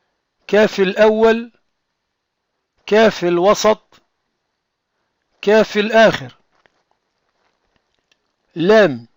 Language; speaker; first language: Arabic; non-native, fluent; French